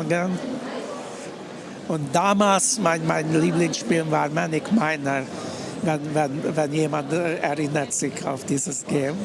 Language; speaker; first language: German; non-native, learner; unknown